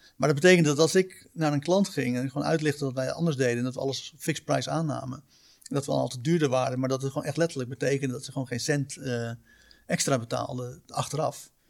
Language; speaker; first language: Dutch; native; Dutch